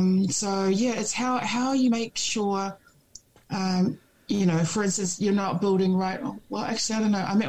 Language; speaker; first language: English; native; English